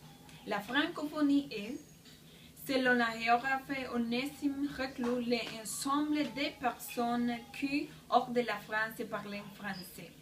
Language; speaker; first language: French; non-native, learner; Spanish